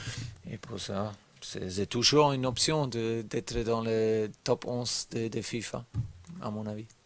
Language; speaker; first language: French; non-native, learner; German